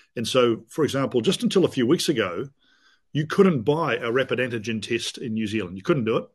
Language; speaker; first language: English; native; English